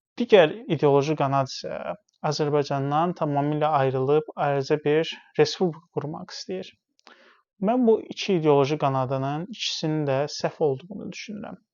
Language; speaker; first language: Azerbaijani; non-native, local second language; Talysh